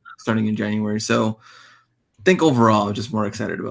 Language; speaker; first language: English; native; English